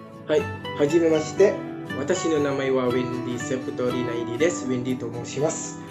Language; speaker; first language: Japanese; non-native, fluent; Indonesian